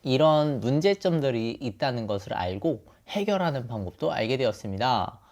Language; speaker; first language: Korean; native; Korean